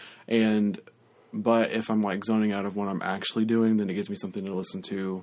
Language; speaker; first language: English; native; English